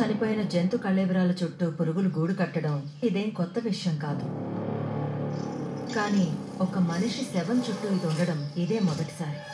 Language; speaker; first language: Telugu; native; Telugu